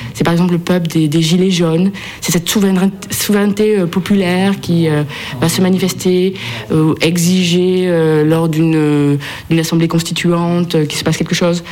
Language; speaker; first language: French; native; French